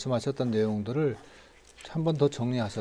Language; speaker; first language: Korean; native; Korean